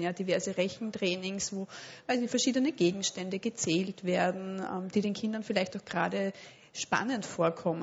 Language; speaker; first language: German; native; German